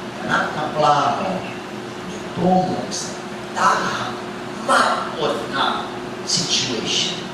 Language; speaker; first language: Cebuano; non-native, fluent; English